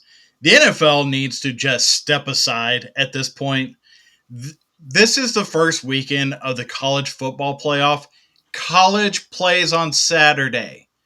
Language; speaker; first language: English; native; English